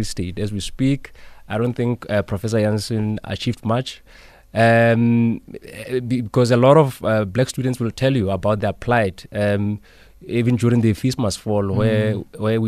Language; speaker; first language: English; non-native, local second language; Southern Sotho